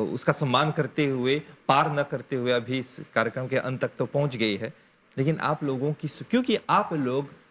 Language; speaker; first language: Hindi; non-native, local second language; Morisyen